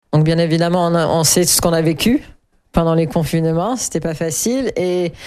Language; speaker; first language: French; non-native, fluent; German